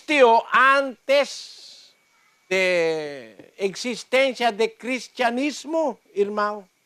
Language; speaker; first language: Portuguese; non-native, learner; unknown